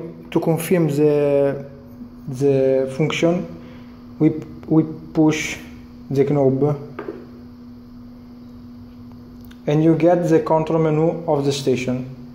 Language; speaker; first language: English; non-native, learner; Italian